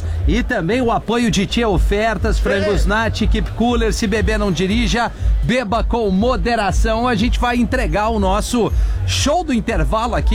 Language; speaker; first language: Portuguese; native; Portuguese